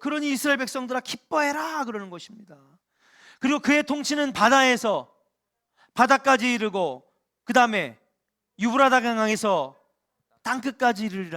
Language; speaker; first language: Korean; native; Korean